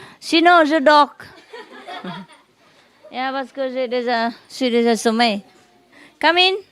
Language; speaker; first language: French; non-native, learner; Vietnamese